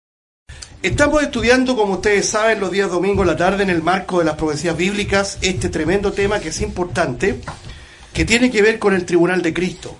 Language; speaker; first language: Spanish; native; Spanish